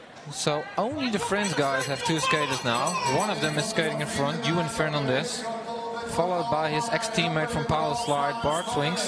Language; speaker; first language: English; non-native, fluent; Dutch